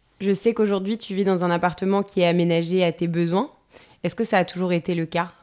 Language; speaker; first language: French; native; French